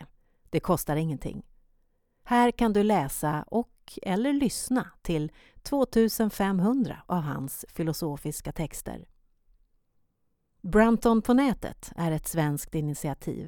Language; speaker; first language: Swedish; native; Swedish